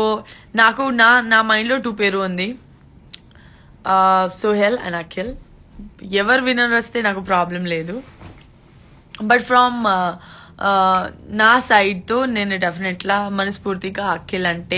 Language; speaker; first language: Telugu; non-native, learner; Gujarati